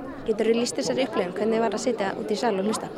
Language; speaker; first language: Icelandic; native; Icelandic